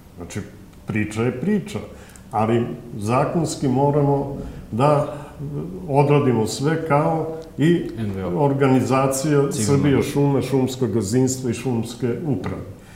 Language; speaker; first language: Serbian; native; Serbian